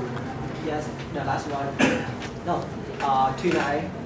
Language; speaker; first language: English; non-native, learner; Vietnamese